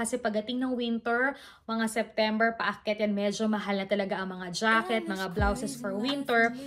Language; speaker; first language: Filipino; native; Filipino